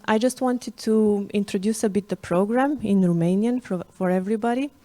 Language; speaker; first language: English; non-native, fluent; Romanian